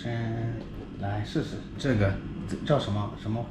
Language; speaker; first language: Chinese; non-native, learner; English